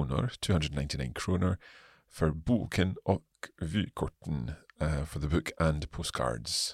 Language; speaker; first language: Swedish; non-native, learner; English